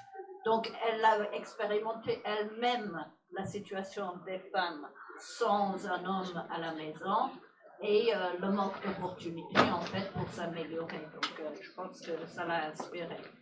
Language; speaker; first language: French; non-native, fluent; English